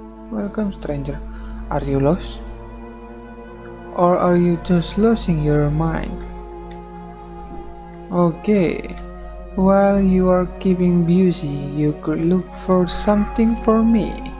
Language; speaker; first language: English; non-native, learner; Indonesian